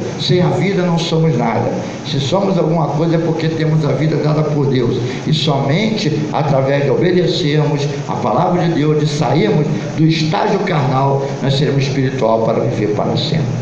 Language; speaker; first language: Portuguese; native; Portuguese